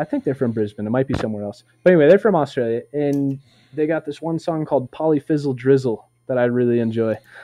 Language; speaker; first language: English; native; English